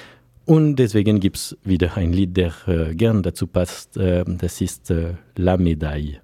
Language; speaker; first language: German; non-native, fluent; French